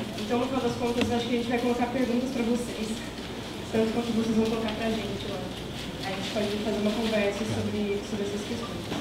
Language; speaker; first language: Portuguese; native; Portuguese